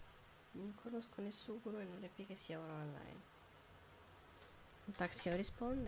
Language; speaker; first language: Italian; native; Italian